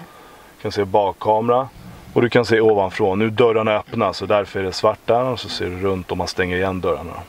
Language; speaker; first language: Swedish; native; Swedish